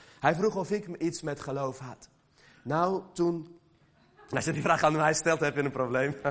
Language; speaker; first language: Dutch; early bilingual, other home language; Armenian